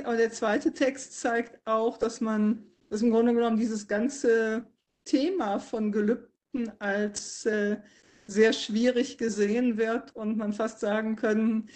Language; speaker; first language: German; native; German